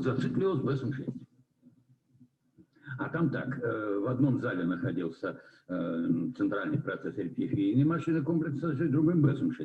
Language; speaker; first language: Russian; native; Russian